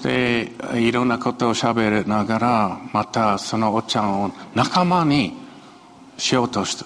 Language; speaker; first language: Japanese; non-native, fluent; Chinese